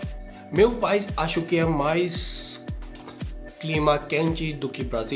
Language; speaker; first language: Portuguese; non-native, learner; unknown